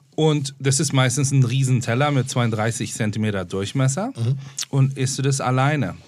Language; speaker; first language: German; non-native, fluent; Turkish